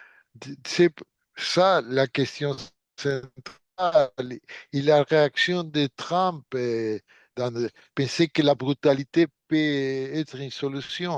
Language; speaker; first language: French; non-native, fluent; Portuguese